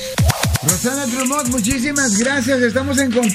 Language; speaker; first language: Spanish; native; Spanish